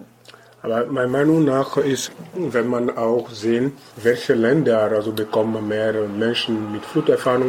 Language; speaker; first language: German; non-native, learner; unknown